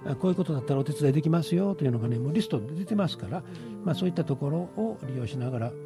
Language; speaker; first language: Japanese; native; Japanese